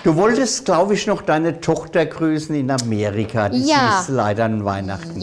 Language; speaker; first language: German; native; German